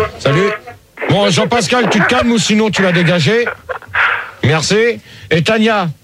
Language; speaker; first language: French; native; French